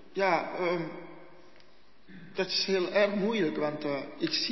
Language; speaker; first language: Dutch; non-native, learner; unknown